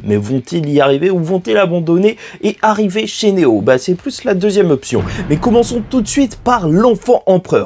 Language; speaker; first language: French; native; French